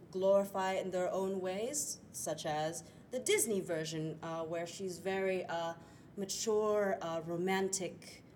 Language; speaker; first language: English; native; English